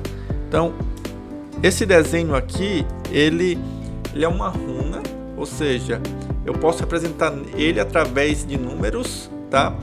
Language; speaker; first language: Portuguese; native; Portuguese